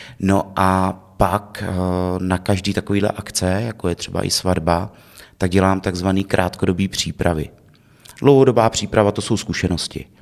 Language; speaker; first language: Czech; native; Czech